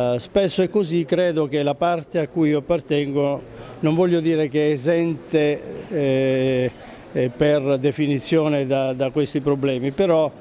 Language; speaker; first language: Italian; native; Italian